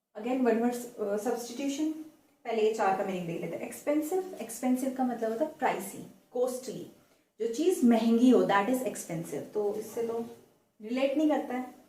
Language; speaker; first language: Hindi; native; Hindi